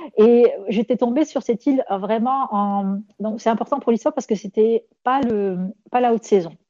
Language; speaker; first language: French; non-native, local second language; Arabic